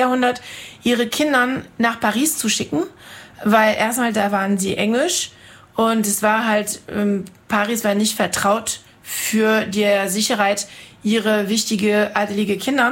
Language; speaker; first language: German; non-native, fluent; French